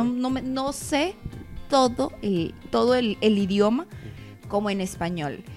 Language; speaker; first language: Spanish; native; Spanish